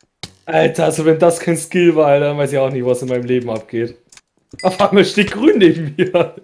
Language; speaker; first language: German; native; German